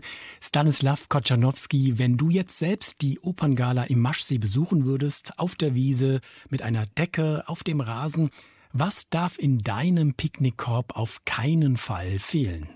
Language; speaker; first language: German; native; German